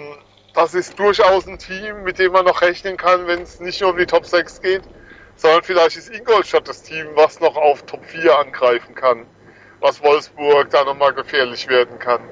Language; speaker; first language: German; native; German